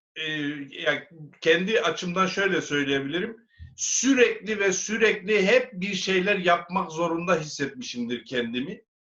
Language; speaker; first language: Turkish; native; Turkish